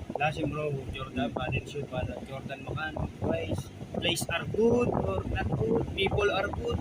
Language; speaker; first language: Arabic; non-native, learner; Filipino